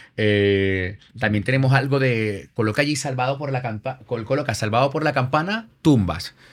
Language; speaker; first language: Spanish; native; Spanish